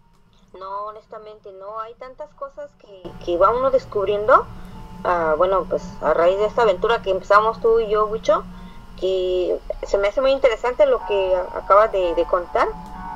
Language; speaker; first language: Spanish; native; Spanish